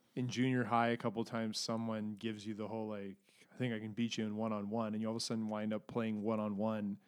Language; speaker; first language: English; native; English